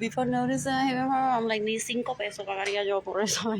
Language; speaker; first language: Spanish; native; Spanish